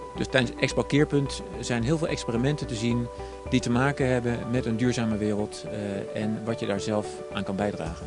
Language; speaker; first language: Dutch; native; Dutch